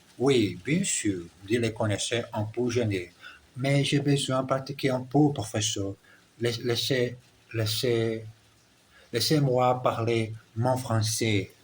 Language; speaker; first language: French; non-native, learner; Portuguese